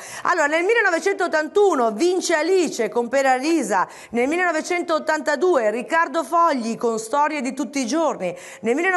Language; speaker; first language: Italian; native; Italian